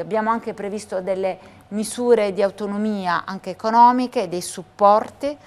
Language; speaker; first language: Italian; native; Italian